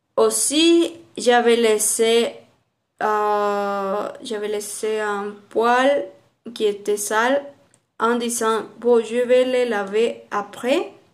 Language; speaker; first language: French; non-native, learner; Spanish